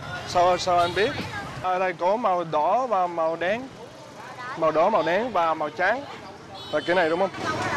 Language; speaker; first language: Vietnamese; non-native, learner; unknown